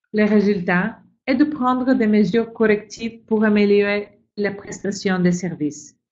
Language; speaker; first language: French; non-native, fluent; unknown